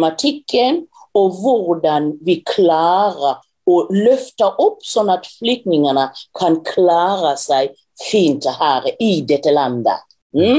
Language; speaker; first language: Norwegian; non-native, fluent; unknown